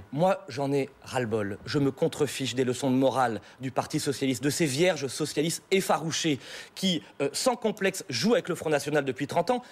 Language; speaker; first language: French; native; French